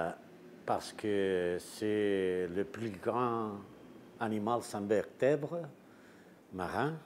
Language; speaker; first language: French; non-native, fluent; Spanish